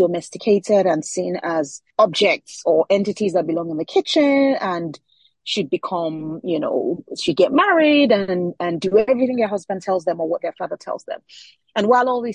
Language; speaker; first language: English; non-native, local second language; Yoruba